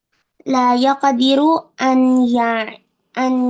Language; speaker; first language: Arabic; non-native, learner; Indonesian